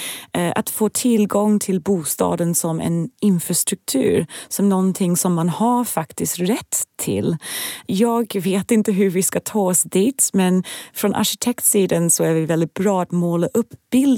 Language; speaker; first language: Swedish; non-native, fluent; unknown